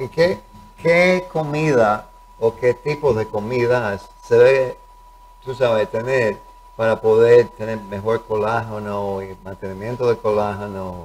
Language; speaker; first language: Spanish; early bilingual, heritage; Spanish